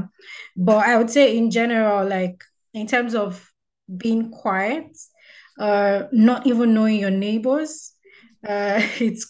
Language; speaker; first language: English; non-native, local second language; Yoruba